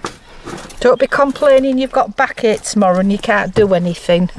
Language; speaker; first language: English; native; English